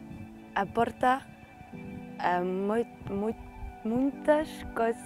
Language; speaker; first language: Portuguese; early bilingual, heritage; French